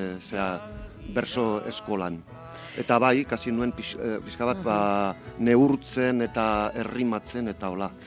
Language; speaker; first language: Basque; non-native, local second language; Spanish